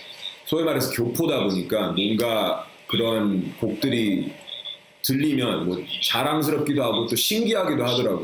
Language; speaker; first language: Korean; early bilingual, heritage; Korean